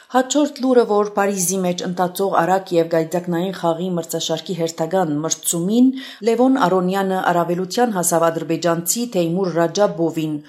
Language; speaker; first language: Armenian; native; Armenian